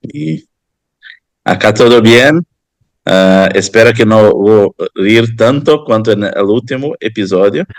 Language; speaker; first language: Spanish; non-native, fluent; Portuguese